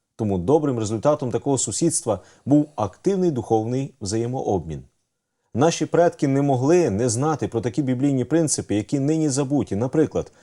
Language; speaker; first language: Ukrainian; native; Ukrainian